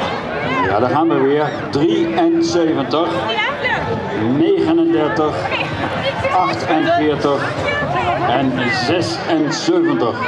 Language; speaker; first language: Dutch; native; Dutch